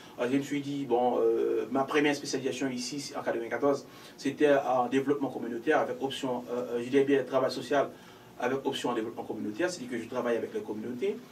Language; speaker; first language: French; non-native, local second language; Haitian Creole